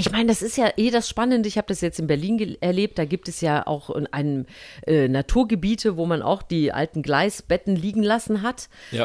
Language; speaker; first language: German; native; German